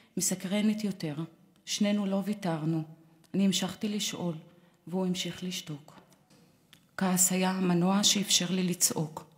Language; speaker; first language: Hebrew; non-native, local second language; Arabic